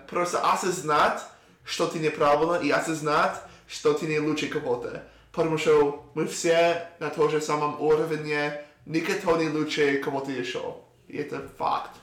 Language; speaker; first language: Russian; non-native, learner; English